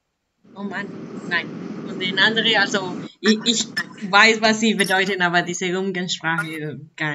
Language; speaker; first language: German; non-native, learner; Spanish